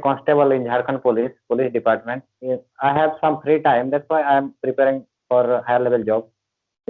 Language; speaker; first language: English; non-native, learner; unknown